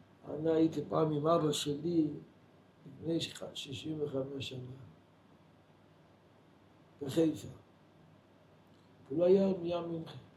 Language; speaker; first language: Hebrew; non-native, fluent; Yiddish